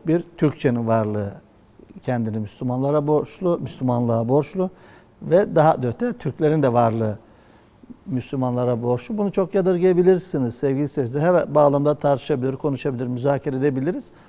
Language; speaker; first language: Turkish; native; Turkish